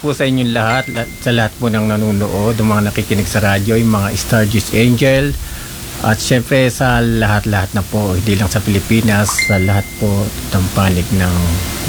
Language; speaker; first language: Filipino; native; Filipino